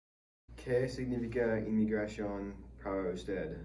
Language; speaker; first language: Spanish; non-native, learner; English